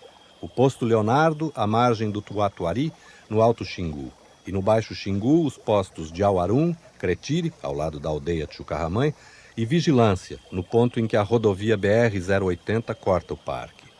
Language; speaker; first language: Portuguese; native; Portuguese